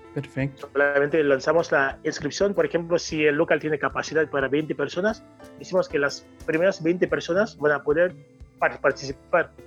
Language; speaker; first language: Spanish; non-native, fluent; Haitian Creole